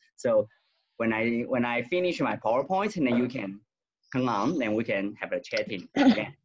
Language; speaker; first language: English; non-native, learner; Chinese